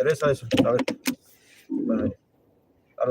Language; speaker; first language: Spanish; native; Spanish